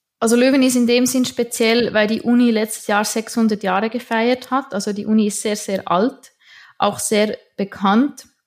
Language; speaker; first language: German; native; German